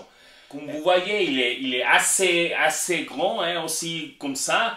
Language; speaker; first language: French; non-native, learner; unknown